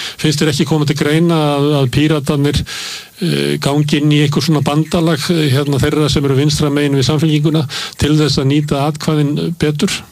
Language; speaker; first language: Icelandic; native; Icelandic